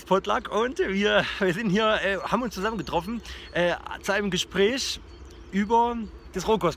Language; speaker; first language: German; native; German